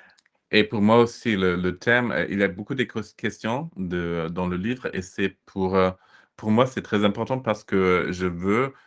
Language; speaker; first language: French; non-native, fluent; German